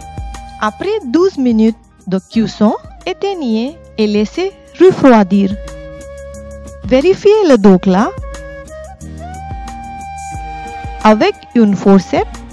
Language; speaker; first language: French; non-native, fluent; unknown